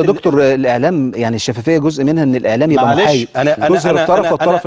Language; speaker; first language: Arabic; native; Arabic